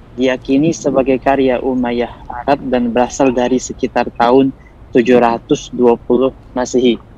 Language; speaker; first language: Indonesian; non-native, fluent; Malay